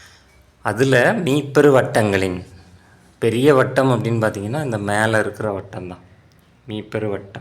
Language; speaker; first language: Tamil; native; Tamil